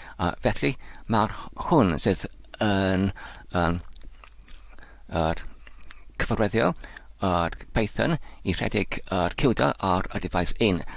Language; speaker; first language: Welsh; non-native, learner; Polish